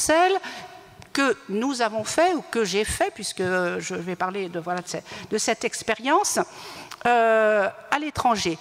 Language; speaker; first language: French; native; French